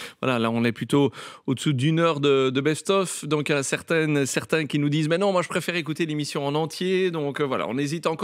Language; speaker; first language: French; native; French